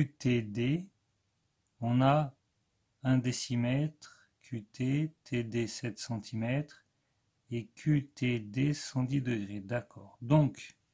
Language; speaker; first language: French; native; French